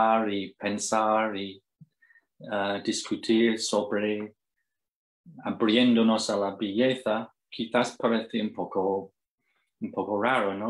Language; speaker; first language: Spanish; non-native, fluent; English